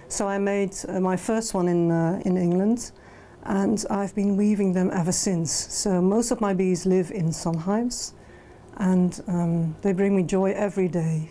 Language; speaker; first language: English; non-native, fluent; Dutch